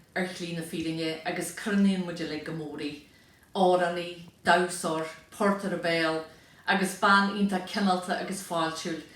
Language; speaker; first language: Irish; native; Irish